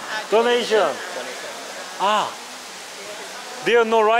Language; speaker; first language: English; non-native, learner; Korean